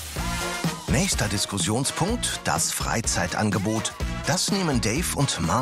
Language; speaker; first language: German; native; German